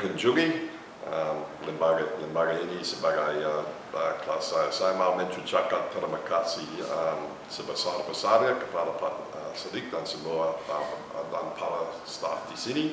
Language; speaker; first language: Indonesian; non-native, learner; English